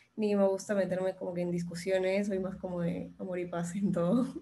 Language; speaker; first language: Spanish; native; Spanish